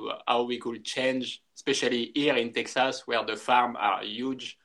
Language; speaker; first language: English; non-native, fluent; French